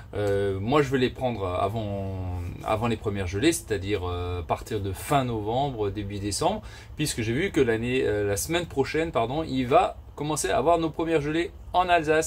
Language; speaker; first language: French; native; French